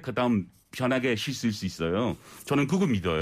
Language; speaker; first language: Korean; non-native, learner; English